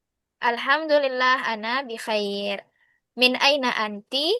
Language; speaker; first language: Arabic; non-native, fluent; Indonesian